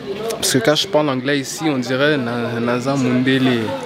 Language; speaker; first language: French; early bilingual, heritage; French